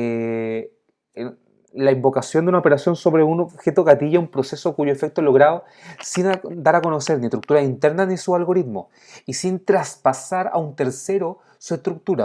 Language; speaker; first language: Spanish; native; Spanish